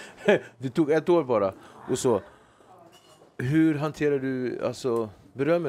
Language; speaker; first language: Swedish; native; Swedish